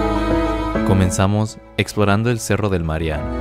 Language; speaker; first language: Spanish; native; Spanish